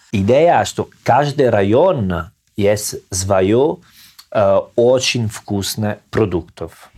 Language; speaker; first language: Russian; non-native, learner; Italian